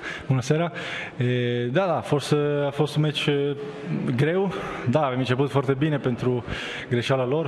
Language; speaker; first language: Romanian; non-native, learner; Italian